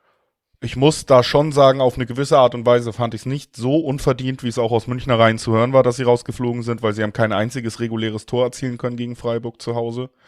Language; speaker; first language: German; native; German